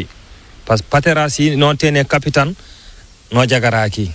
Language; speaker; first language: Spanish; non-native, learner; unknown